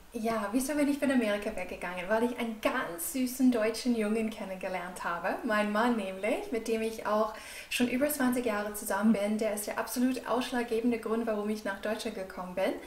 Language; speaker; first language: German; non-native, fluent; English